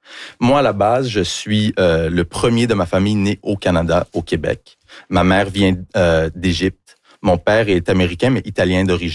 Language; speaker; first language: French; early bilingual, other home language; English